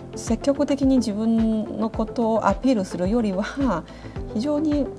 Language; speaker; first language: Japanese; non-native, fluent; Chinese